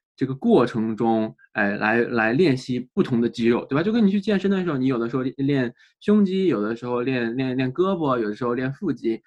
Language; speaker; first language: Chinese; native; Chinese